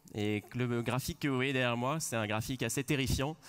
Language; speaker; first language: French; native; French